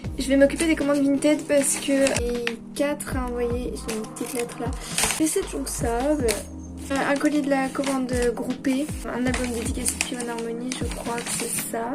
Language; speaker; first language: French; native; French